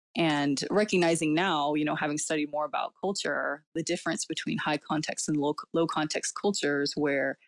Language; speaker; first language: English; early bilingual, other home language; Cantonese